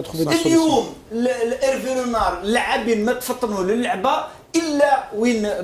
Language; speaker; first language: Arabic; native; Arabic